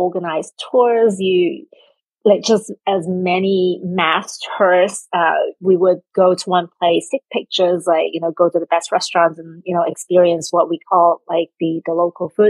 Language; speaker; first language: English; non-native, local second language; Cantonese